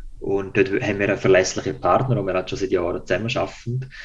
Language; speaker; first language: German; native; German